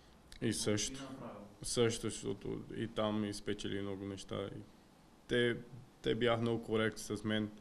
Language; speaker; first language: Bulgarian; non-native, learner; Portuguese